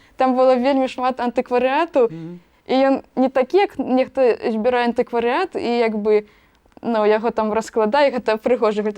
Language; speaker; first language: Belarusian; native; Belarusian